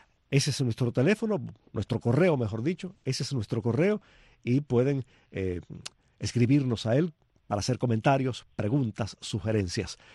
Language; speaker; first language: Spanish; native; Spanish